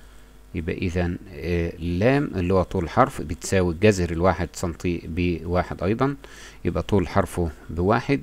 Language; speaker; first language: Arabic; native; Arabic